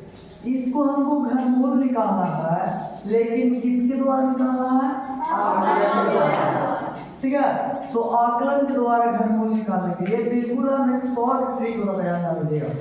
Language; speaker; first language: Hindi; native; Hindi